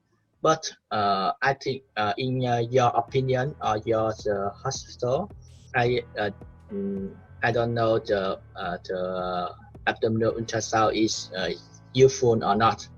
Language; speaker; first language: English; non-native, learner; Vietnamese